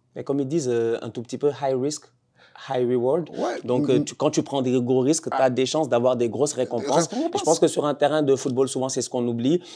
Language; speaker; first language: French; non-native, local second language; Wolof